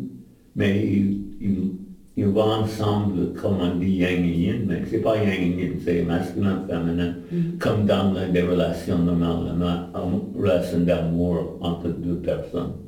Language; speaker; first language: French; non-native, fluent; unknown